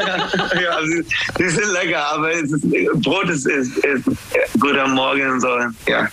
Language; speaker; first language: German; non-native, fluent; English